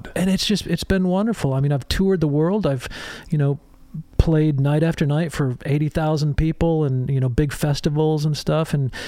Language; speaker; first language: English; native; English